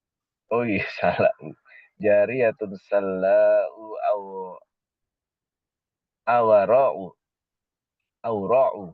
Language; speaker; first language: Arabic; non-native, learner; Indonesian